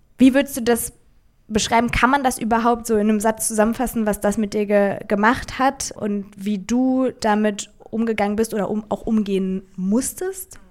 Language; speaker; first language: German; native; German